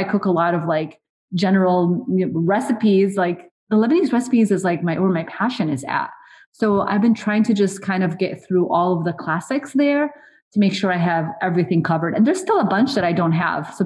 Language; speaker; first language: English; early bilingual, other home language; Arabic